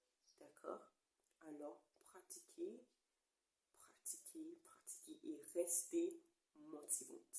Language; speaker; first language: French; non-native, learner; English